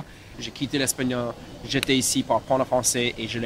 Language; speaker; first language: French; non-native, fluent; English